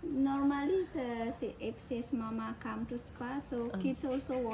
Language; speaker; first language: English; non-native, learner; Indonesian